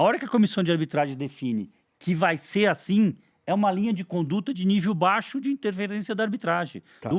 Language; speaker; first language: Portuguese; native; Portuguese